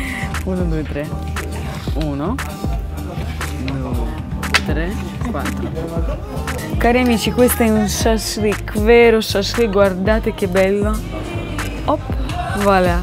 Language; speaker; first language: Italian; non-native, fluent; Russian